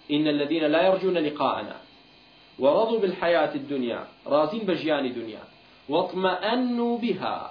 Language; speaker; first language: Central Kurdish; non-native, local second language; Kurdish